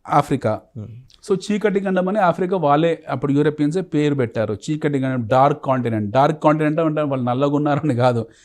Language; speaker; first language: Telugu; native; Telugu